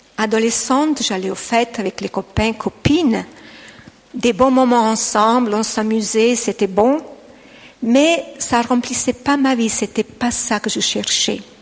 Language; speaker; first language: French; non-native, fluent; Italian